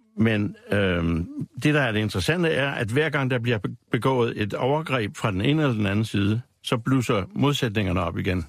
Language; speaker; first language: Danish; native; Danish